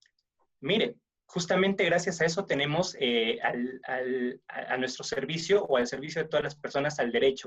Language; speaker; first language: Spanish; native; Spanish